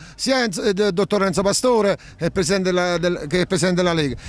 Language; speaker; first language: Italian; native; Italian